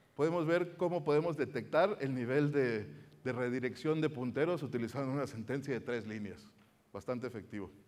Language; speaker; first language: Spanish; native; Spanish